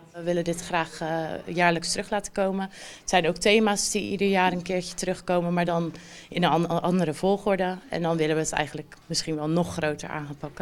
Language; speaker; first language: Dutch; native; Dutch